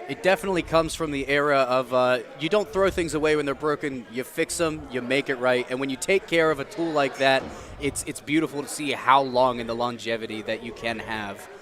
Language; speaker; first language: English; native; English